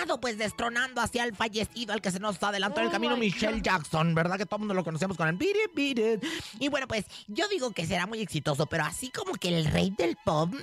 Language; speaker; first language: Spanish; native; Spanish